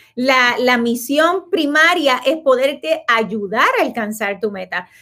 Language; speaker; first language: Spanish; native; Spanish